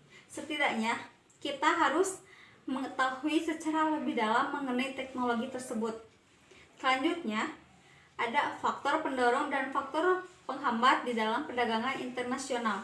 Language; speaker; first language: Indonesian; native; Indonesian